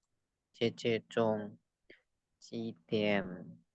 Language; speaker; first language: Chinese; non-native, learner; Indonesian